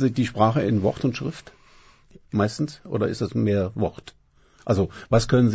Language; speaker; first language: German; native; German